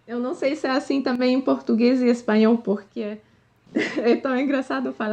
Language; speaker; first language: Portuguese; non-native, fluent; Polish